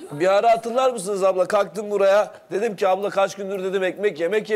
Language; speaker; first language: Turkish; native; Turkish